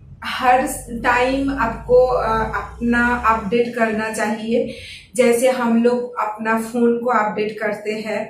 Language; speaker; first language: Hindi; non-native, local second language; Bangla